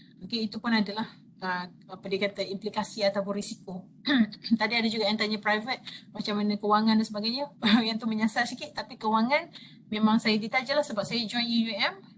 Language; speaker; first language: Malay; native; Malay